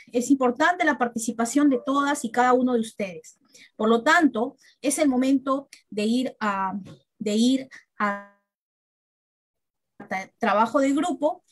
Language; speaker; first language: Spanish; native; Spanish